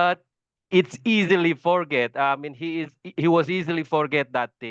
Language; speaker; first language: English; non-native, fluent; Indonesian